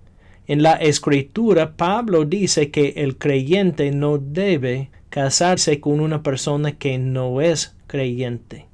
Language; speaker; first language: Spanish; non-native, fluent; English